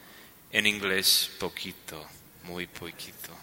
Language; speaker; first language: Spanish; non-native, learner; English